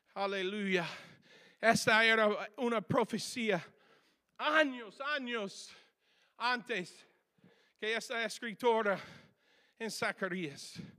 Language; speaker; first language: Spanish; non-native, fluent; English